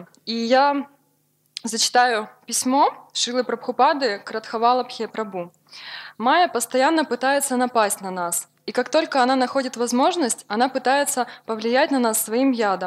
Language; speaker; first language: Russian; native; Russian